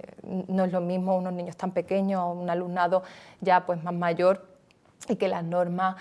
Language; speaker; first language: Spanish; native; Spanish